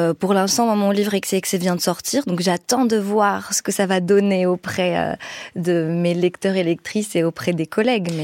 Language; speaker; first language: French; non-native, local second language; Arabic